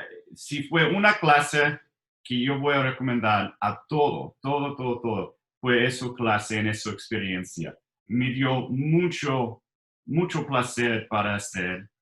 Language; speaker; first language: Spanish; non-native, learner; English